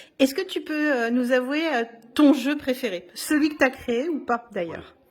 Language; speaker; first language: French; native; French